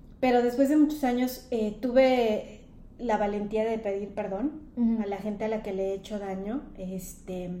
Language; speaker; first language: Spanish; native; Spanish